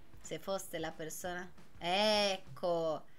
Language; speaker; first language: Italian; non-native, fluent; Portuguese